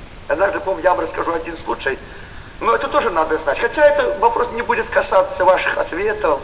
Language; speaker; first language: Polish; non-native, learner; Russian